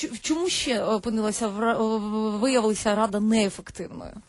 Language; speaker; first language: Ukrainian; native; Ukrainian